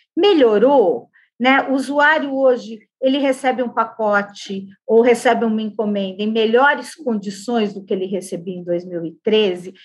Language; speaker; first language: Portuguese; native; Portuguese